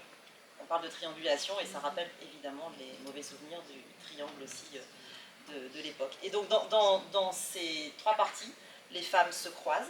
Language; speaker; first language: French; native; French